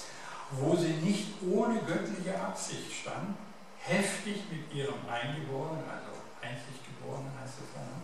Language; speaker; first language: German; native; German